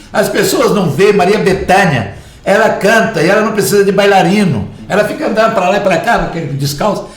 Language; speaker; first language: Portuguese; native; Portuguese